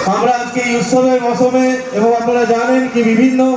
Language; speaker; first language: Bangla; native; Bangla